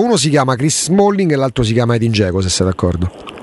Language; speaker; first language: Italian; native; Italian